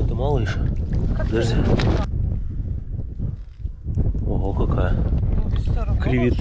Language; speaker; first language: Russian; native; Russian